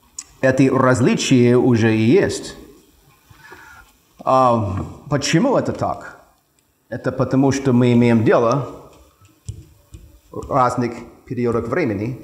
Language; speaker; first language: Russian; non-native, fluent; English